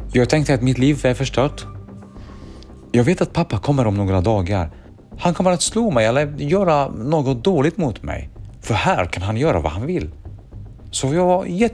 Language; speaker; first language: Swedish; early bilingual, other home language; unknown